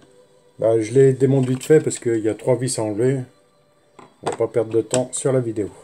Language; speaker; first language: French; native; French